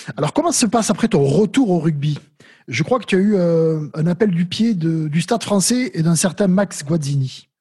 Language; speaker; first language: French; native; French